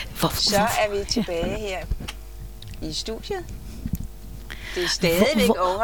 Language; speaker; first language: Danish; native; Danish